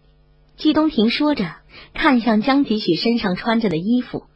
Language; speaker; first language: Chinese; native; Chinese